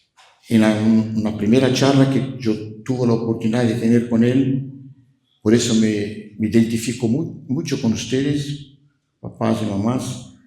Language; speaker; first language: Spanish; non-native, fluent; Portuguese